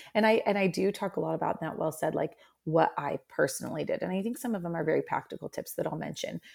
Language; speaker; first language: English; native; English